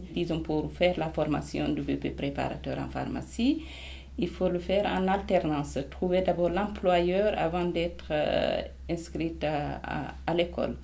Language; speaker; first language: French; non-native, local second language; Fula